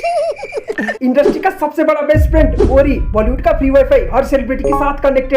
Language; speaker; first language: Hindi; native; Hindi